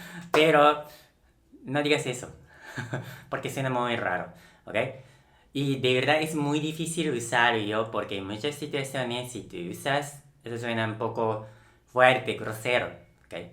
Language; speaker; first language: Spanish; non-native, local second language; Japanese